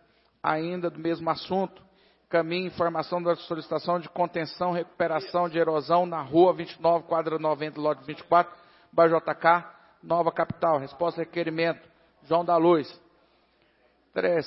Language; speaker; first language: Portuguese; native; Portuguese